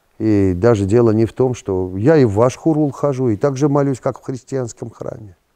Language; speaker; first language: Russian; non-native, local second language; Georgian